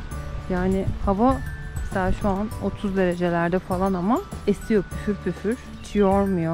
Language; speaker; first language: Turkish; native; Turkish